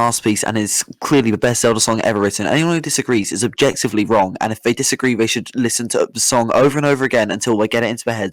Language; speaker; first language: English; native; English